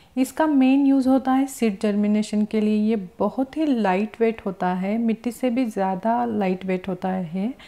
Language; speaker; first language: Hindi; non-native, local second language; Marathi